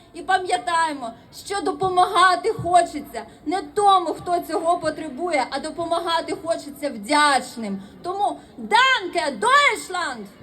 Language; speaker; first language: Ukrainian; native; Ukrainian